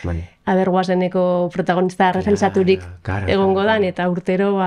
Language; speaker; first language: Basque; native; Basque